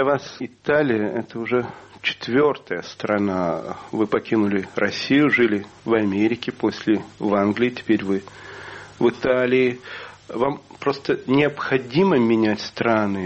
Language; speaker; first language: Russian; native; Russian